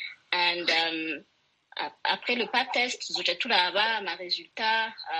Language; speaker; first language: French; non-native, local second language; Rundi